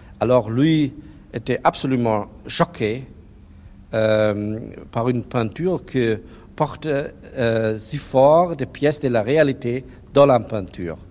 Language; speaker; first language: French; non-native, learner; German